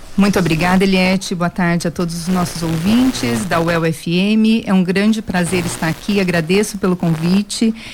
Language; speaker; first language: Portuguese; native; Portuguese